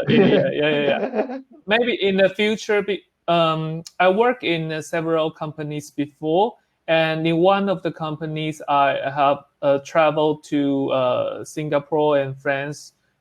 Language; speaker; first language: English; non-native, learner; Chinese